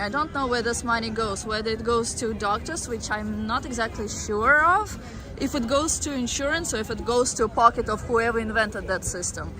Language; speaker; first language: English; non-native, fluent; Russian